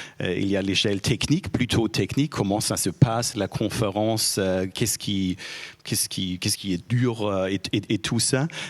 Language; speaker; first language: French; non-native, fluent; German